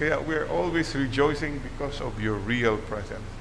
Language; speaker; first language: English; non-native, local second language; Filipino